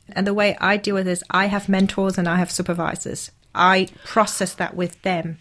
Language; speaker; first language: English; non-native, local second language; Cantonese